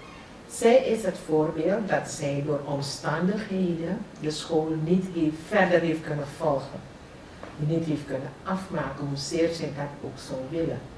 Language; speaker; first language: Dutch; non-native, local second language; Javanese